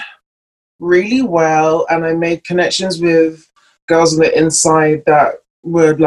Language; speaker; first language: English; native; English